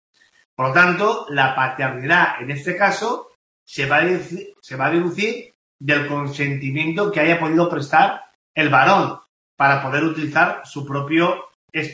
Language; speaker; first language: Spanish; native; Spanish